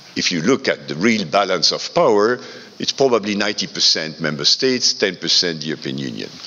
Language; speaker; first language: English; non-native, fluent; French